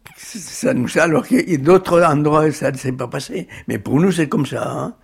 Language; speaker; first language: French; early bilingual, other home language; Spanish